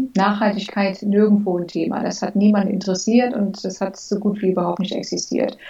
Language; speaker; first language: German; early bilingual, other home language; English